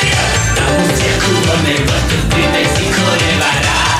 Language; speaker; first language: French; native; French